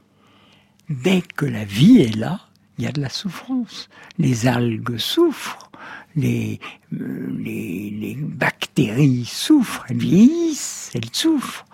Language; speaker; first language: French; native; French